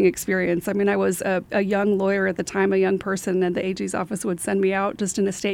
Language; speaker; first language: English; native; English